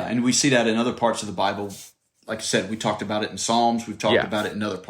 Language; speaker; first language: English; native; English